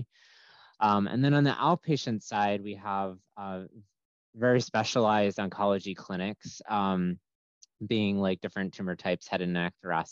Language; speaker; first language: English; native; English